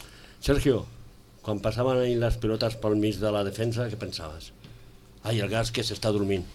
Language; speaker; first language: Catalan; native; Catalan